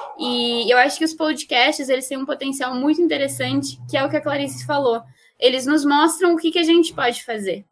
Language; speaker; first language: Portuguese; non-native, fluent; Spanish